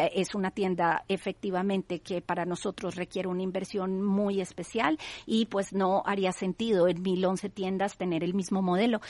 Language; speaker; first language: Spanish; native; Spanish